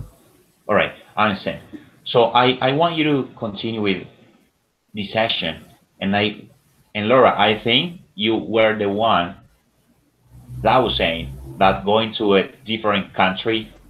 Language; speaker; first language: English; non-native, fluent; Spanish